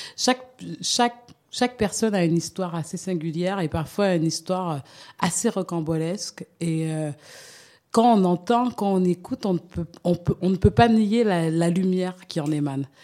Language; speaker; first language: French; native; French